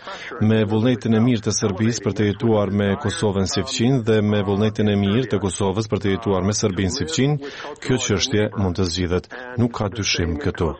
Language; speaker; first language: Albanian; native; Albanian